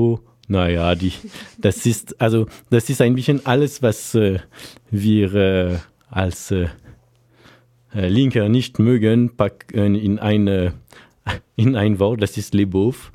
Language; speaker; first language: German; non-native, fluent; French